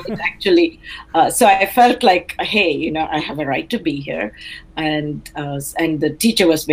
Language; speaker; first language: English; non-native, local second language; Telugu